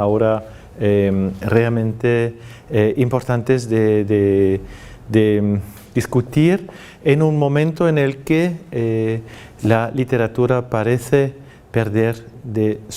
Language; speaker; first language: Spanish; non-native, fluent; German